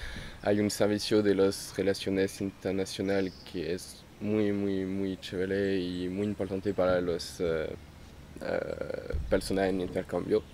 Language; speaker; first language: Spanish; non-native, learner; French